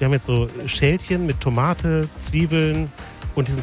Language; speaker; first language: German; native; German